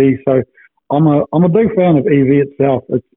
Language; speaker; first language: English; native; English